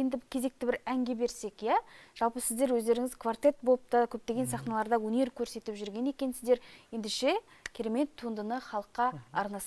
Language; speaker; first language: Kazakh; native; Kazakh